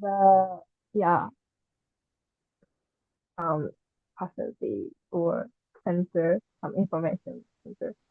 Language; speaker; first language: English; non-native, learner; Japanese